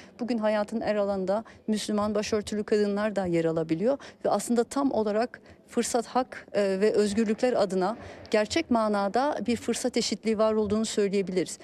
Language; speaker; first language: Turkish; early bilingual, heritage; Turkish